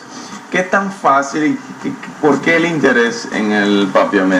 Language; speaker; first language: Spanish; non-native, fluent; Papiamento